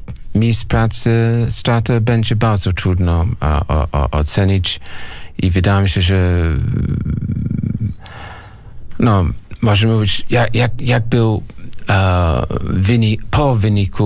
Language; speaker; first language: Polish; non-native, learner; English